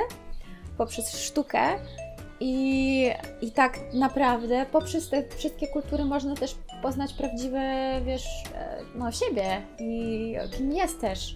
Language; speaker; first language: Polish; non-native, fluent; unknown